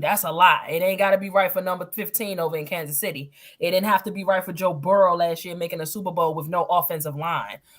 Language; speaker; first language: English; native; English